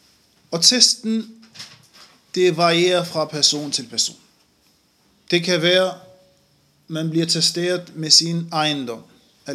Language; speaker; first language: Danish; non-native, fluent; Arabic